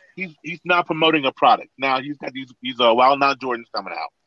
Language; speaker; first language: English; native; English